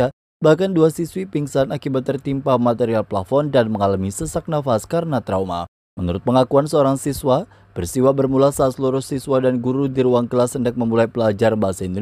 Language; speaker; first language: Indonesian; native; Indonesian